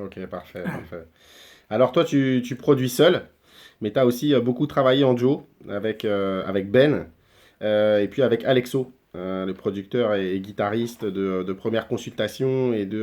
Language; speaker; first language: French; native; French